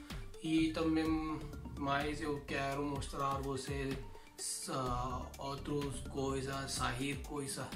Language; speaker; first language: Portuguese; non-native, learner; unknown